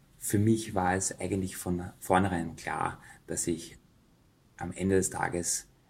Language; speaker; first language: German; native; German